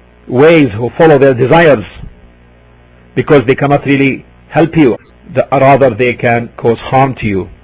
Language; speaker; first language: English; non-native, fluent; Arabic